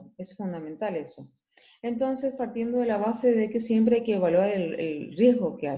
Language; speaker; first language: Spanish; native; Spanish